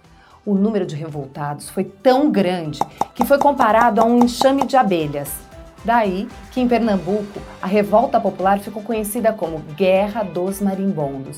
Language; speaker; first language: Portuguese; native; Portuguese